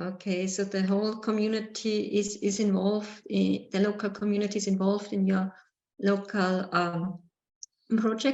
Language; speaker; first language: English; non-native, learner; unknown